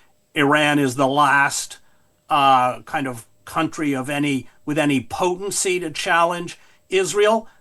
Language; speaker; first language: English; native; English